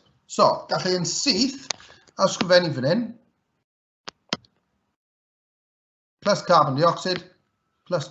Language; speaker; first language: Welsh; native; Welsh